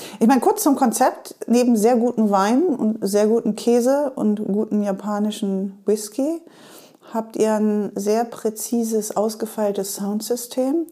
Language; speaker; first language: German; native; German